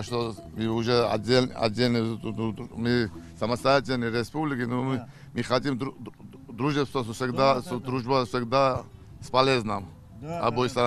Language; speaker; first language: Russian; non-native, local second language; Georgian